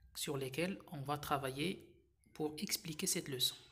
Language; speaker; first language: French; non-native, local second language; Arabic